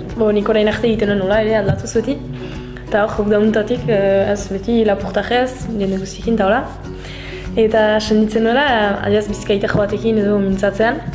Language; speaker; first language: Basque; native; Basque